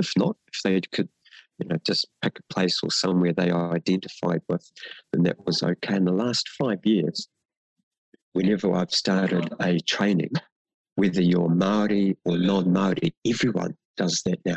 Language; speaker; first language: English; non-native, local second language; Māori